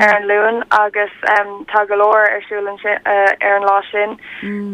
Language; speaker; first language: Irish; non-native, learner; German